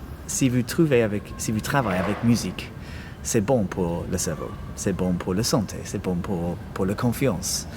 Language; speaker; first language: French; non-native, learner; English